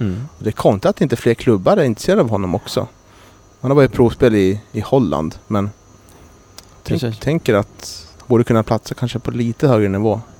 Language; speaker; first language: Swedish; native; Swedish